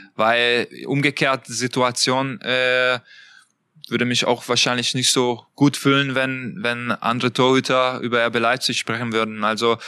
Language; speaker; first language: German; non-native, fluent; Hungarian